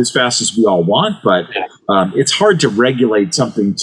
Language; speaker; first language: English; native; English